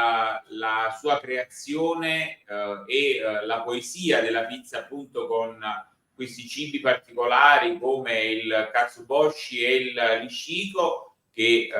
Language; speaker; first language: Italian; native; Italian